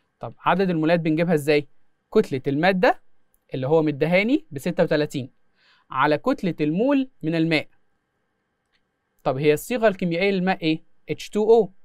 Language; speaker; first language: Arabic; native; Arabic